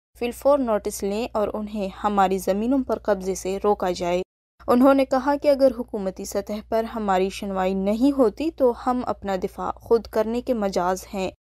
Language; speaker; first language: Urdu; non-native, local second language; Baluchi